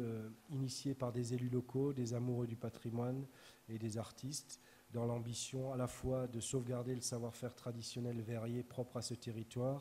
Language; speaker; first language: French; native; French